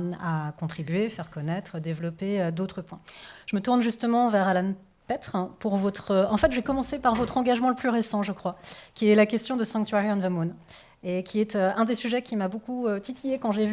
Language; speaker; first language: French; native; French